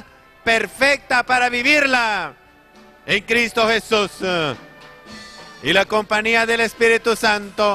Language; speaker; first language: Spanish; native; Spanish